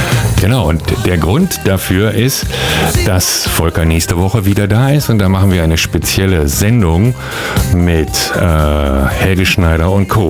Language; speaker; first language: German; native; German